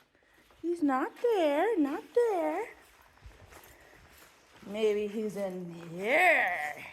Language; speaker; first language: English; native; English